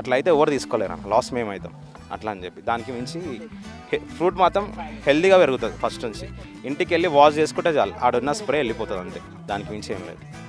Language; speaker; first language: Telugu; native; Telugu